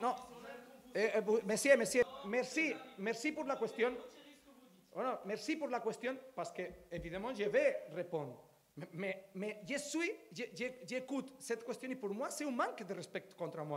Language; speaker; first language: French; non-native, learner; Spanish